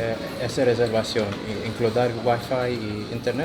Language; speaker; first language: Spanish; non-native, learner; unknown